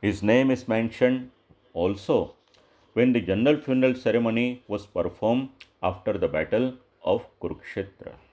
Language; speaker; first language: English; non-native, local second language; Gujarati